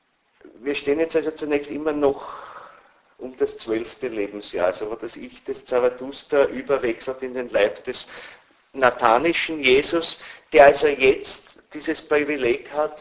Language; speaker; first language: German; native; German